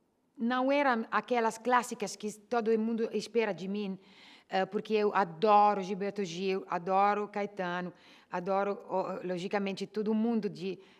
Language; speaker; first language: Portuguese; non-native, learner; Italian